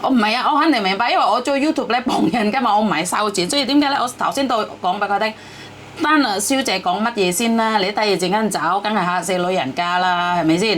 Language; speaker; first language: Cantonese; non-native, fluent; Javanese